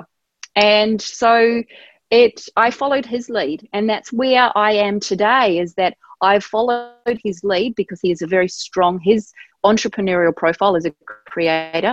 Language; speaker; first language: English; native; English